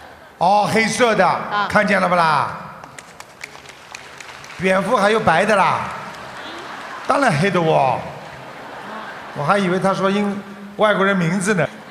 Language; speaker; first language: Chinese; non-native, local second language; Wu Chinese